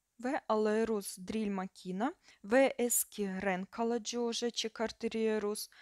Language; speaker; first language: Turkish; non-native, fluent; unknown